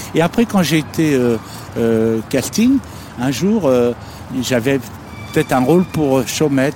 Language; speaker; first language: French; native; French